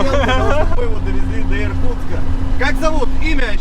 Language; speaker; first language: Russian; native; Russian